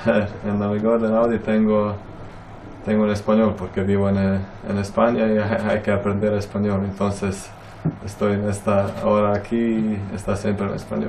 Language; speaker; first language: Spanish; non-native, fluent; Croatian